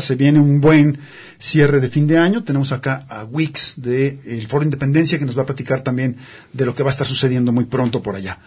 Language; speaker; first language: Spanish; native; Spanish